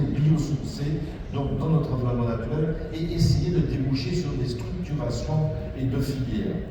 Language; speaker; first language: French; native; French